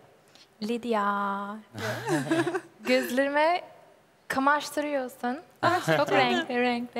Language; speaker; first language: Turkish; non-native, learner; English